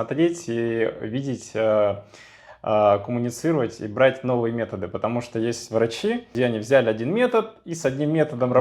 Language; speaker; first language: Russian; native; Russian